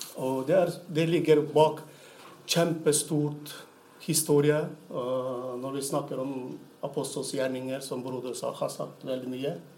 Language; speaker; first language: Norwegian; non-native, fluent; Turkmen